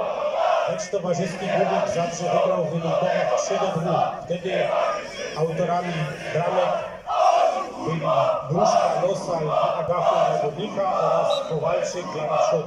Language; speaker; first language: Polish; native; Polish